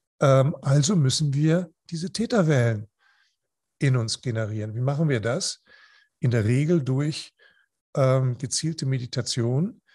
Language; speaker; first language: German; non-native, fluent; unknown